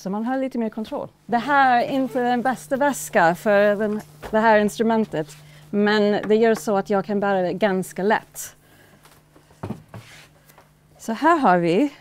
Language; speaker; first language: Swedish; non-native, fluent; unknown